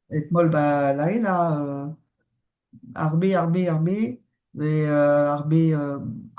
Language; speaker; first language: Hebrew; non-native, learner; French